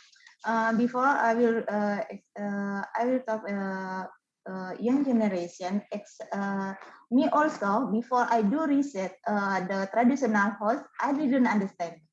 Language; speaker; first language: English; non-native, learner; Indonesian